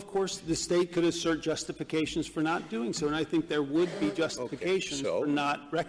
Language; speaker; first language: English; native; English